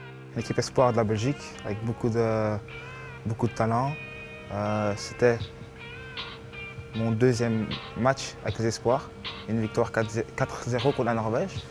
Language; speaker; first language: French; early bilingual, other home language; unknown